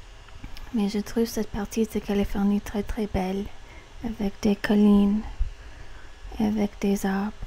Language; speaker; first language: French; non-native, learner; English